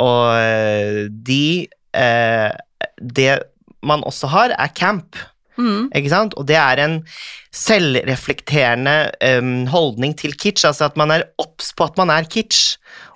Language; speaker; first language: Norwegian; native; Norwegian